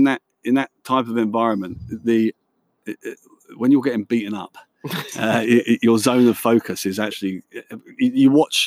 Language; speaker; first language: English; native; English